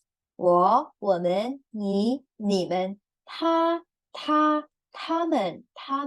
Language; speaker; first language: Chinese; non-native, fluent; Indonesian